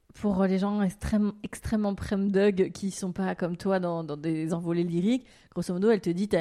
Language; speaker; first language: French; native; French